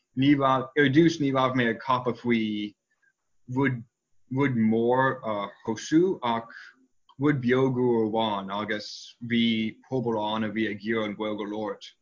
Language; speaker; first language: Irish; non-native, fluent; English